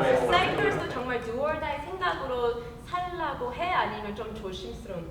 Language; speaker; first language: Korean; early bilingual, heritage; English